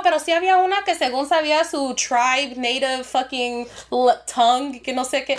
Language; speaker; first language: Spanish; early bilingual, heritage; Spanish